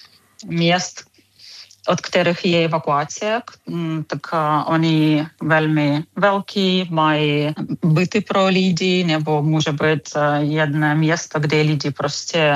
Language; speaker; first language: Czech; non-native, learner; Ukrainian